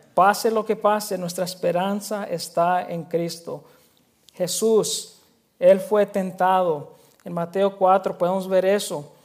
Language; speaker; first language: Spanish; early bilingual, heritage; Spanish